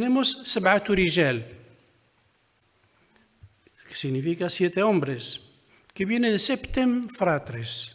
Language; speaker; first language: Spanish; non-native, fluent; Arabic